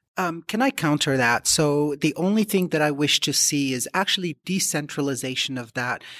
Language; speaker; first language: English; non-native, fluent; Arabic